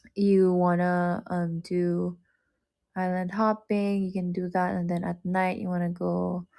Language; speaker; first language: English; non-native, local second language; Filipino